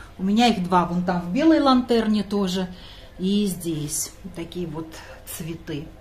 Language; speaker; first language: Russian; non-native, local second language; Latvian